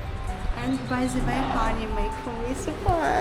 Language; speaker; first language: English; non-native, learner; Russian